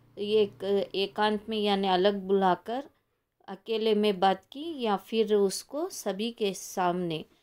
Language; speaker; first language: Hindi; non-native, local second language; Kannada